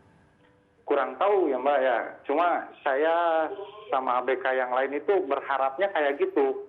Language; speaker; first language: Indonesian; native; Indonesian